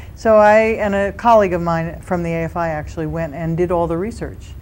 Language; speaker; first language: English; native; English